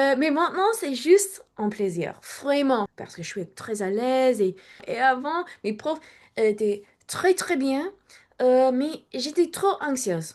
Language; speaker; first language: French; non-native, learner; English